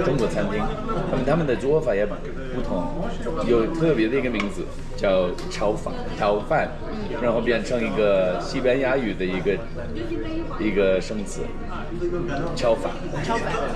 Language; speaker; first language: Chinese; non-native, fluent; English